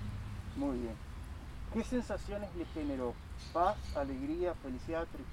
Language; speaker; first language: Spanish; native; Spanish